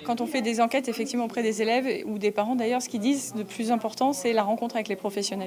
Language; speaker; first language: French; native; French